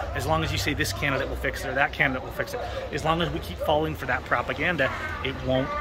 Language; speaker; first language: English; native; English